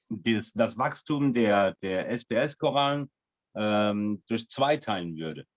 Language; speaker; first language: German; non-native, fluent; French